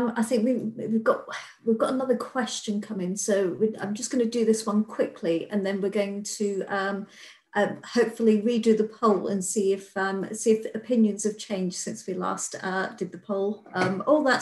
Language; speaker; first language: English; native; English